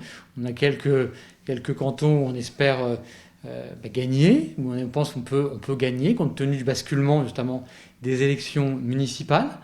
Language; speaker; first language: French; native; French